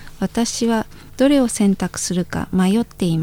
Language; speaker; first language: Japanese; non-native, fluent; Indonesian